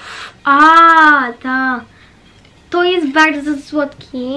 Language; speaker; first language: Polish; early bilingual, heritage; Polish